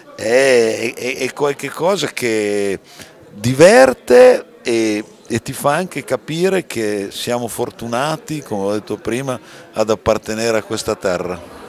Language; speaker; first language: Italian; native; Italian